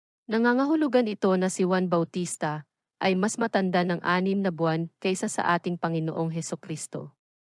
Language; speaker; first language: Filipino; native; Filipino